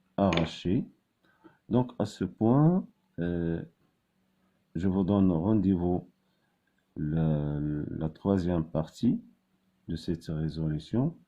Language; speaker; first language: French; non-native, local second language; Arabic